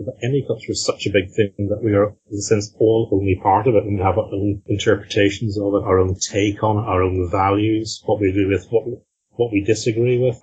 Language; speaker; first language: English; native; English